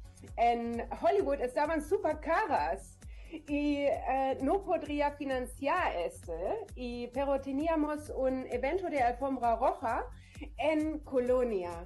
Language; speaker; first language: Spanish; non-native, learner; German